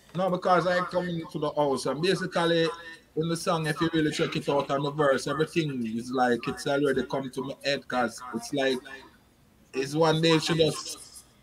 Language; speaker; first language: English; non-native, local second language; Jamaican Creole English